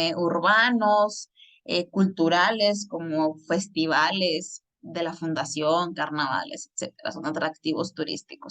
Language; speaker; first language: Spanish; native; Spanish